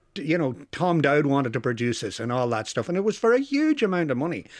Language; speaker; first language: English; native; English